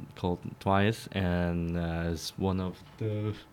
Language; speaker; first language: English; non-native, fluent; Korean